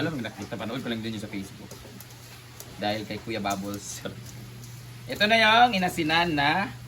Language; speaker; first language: Filipino; non-native, local second language; Cebuano